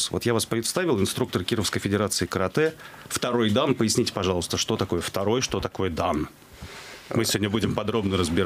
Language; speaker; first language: Russian; native; Russian